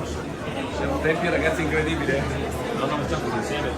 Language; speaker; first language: Italian; native; Italian